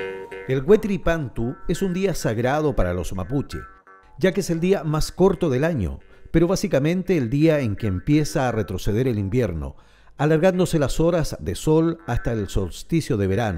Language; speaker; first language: Spanish; native; Spanish